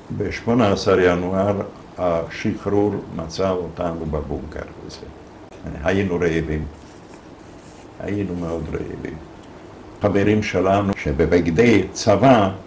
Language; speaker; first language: Hebrew; non-native, fluent; Hungarian